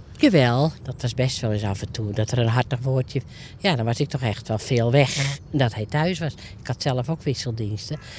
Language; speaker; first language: Dutch; native; Dutch